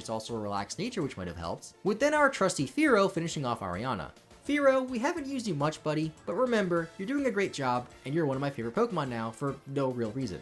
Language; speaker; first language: English; native; English